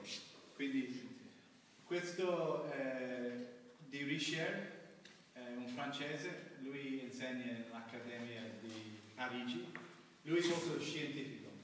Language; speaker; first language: Italian; non-native, learner; English